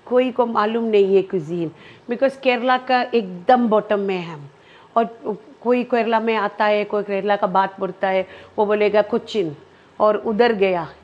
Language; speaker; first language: Hindi; non-native, local second language; Malayalam